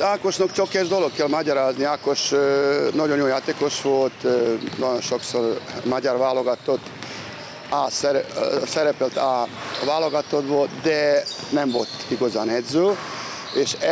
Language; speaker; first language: Hungarian; non-native, learner; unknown